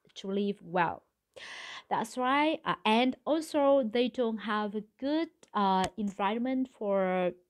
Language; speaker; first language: English; non-native, learner; Vietnamese